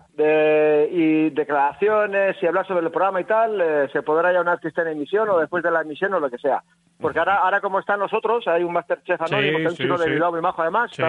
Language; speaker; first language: Spanish; native; Spanish